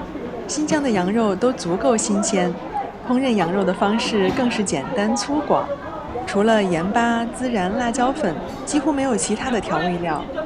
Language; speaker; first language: Chinese; native; Chinese